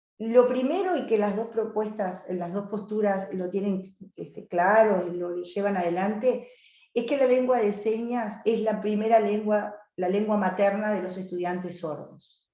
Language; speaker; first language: Spanish; native; Spanish